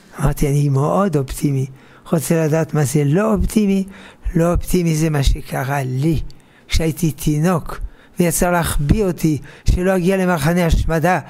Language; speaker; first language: Hebrew; non-native, fluent; French